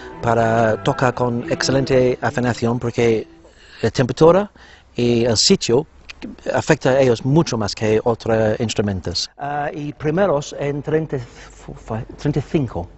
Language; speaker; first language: Spanish; non-native, fluent; English